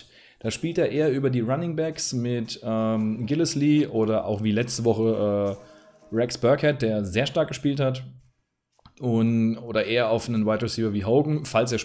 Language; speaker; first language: German; native; German